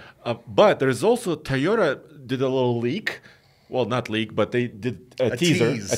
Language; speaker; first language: English; native; English